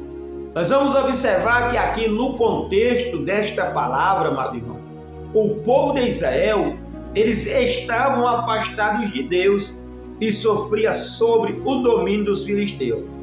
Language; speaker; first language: Portuguese; native; Portuguese